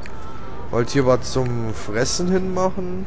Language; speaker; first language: German; native; German